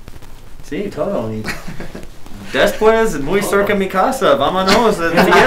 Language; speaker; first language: Spanish; non-native, learner; English